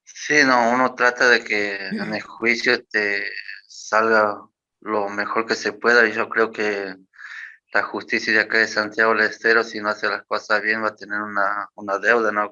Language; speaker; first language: Spanish; native; Spanish